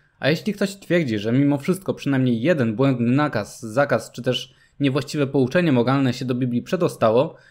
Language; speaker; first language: Polish; native; Polish